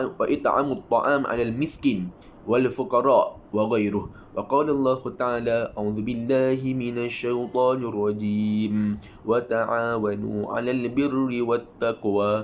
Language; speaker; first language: Arabic; non-native, learner; Malay